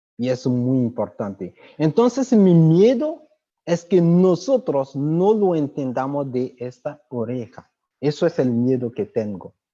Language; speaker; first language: Spanish; non-native, fluent; French